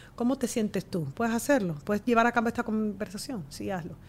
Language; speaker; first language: Spanish; native; Spanish